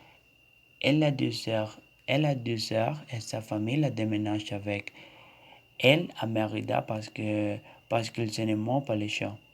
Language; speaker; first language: French; non-native, learner; Spanish